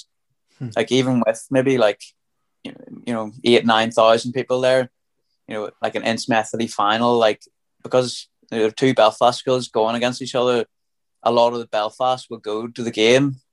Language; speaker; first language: English; native; English